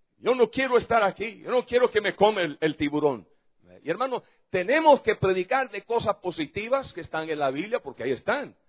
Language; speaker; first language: Spanish; non-native, fluent; English